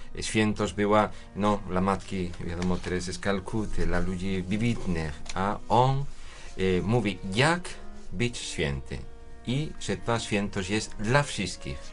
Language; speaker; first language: Polish; non-native, fluent; Spanish